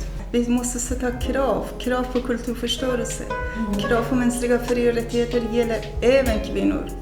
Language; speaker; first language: Swedish; non-native, fluent; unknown